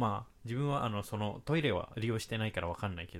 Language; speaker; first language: Japanese; non-native, fluent; Chinese